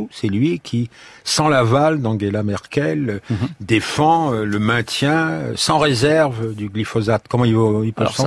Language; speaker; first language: French; native; French